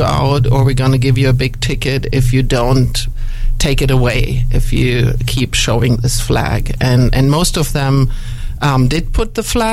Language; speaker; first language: English; non-native, fluent; German